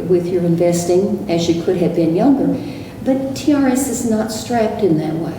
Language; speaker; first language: English; native; English